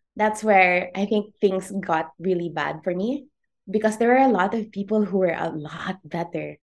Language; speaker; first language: English; non-native, local second language; Cebuano